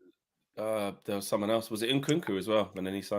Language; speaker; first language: English; native; English